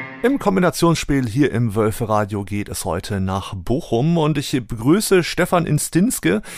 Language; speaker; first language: German; native; German